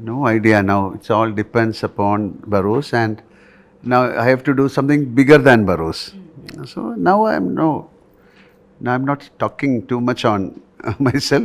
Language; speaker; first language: English; non-native, local second language; Malayalam